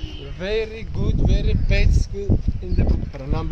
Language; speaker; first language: English; non-native, learner; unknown